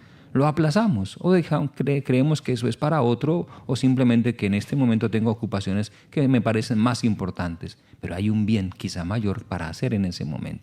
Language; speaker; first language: Spanish; native; Spanish